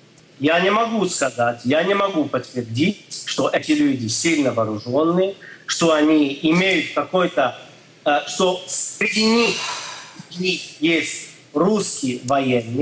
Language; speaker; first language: Russian; non-native, fluent; English